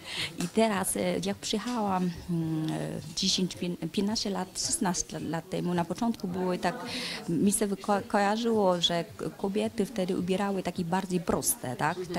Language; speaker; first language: Polish; non-native, learner; Vietnamese